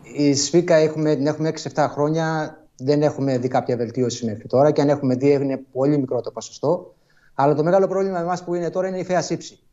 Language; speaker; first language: Greek; native; Greek